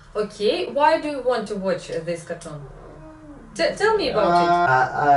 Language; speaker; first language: English; non-native, fluent; Russian